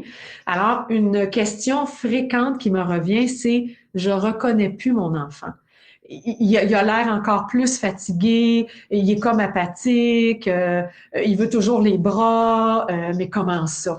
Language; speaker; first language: French; native; French